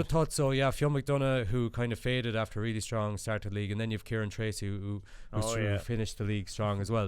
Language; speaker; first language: English; native; English